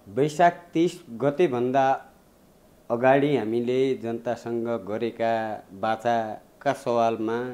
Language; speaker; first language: Nepali; native; Nepali